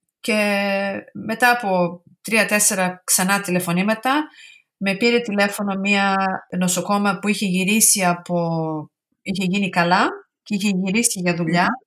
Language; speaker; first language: Greek; early bilingual, heritage; Greek